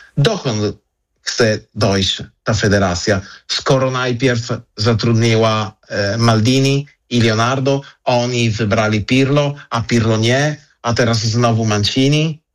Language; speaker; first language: Polish; non-native, fluent; Italian